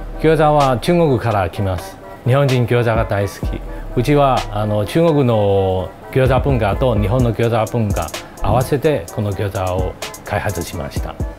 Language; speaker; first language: Japanese; non-native, fluent; Chinese